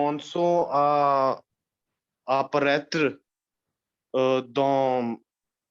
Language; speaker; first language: French; non-native, learner; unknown